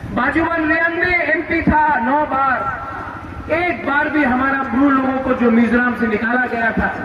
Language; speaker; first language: Hindi; non-native, local second language; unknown